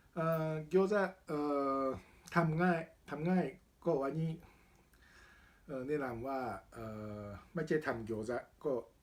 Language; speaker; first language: Thai; non-native, learner; Japanese